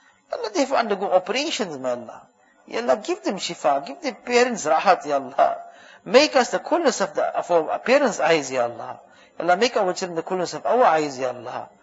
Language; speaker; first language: English; early bilingual, other home language; Urdu